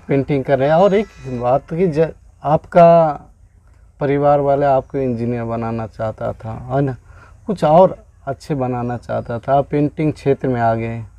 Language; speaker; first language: Hindi; non-native, learner; Maithili